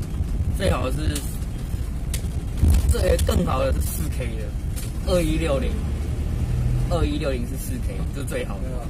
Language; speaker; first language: Chinese; native; Chinese